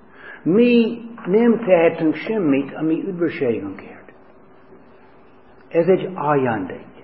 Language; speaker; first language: Hungarian; non-native, fluent; English